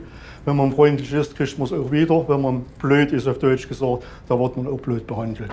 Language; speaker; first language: German; native; German